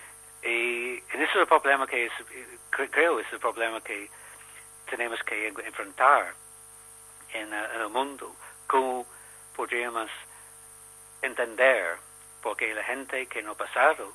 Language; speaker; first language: Spanish; non-native, learner; English